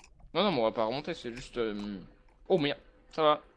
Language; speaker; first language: French; native; French